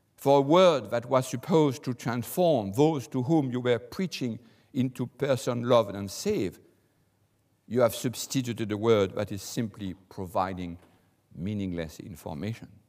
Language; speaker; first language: English; non-native, fluent; French